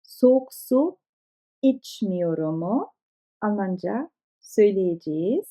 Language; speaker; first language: Turkish; early bilingual, heritage; Turkish